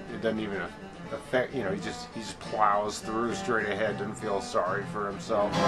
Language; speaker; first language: English; native; English